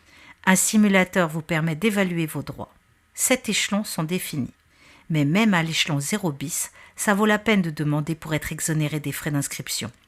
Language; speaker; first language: French; native; French